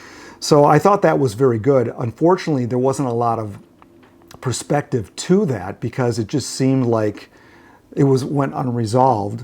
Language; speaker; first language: English; native; English